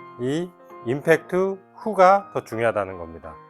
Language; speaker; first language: Korean; native; Korean